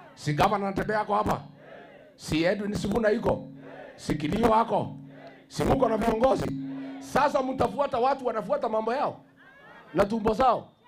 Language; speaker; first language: Swahili; non-native, local second language; Luyia